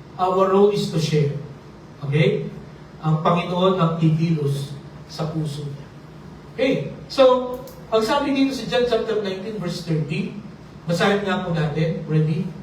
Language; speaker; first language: Filipino; non-native, local second language; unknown